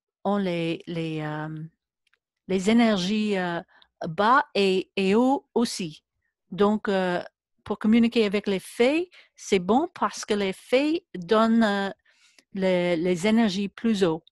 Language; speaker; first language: French; non-native, learner; English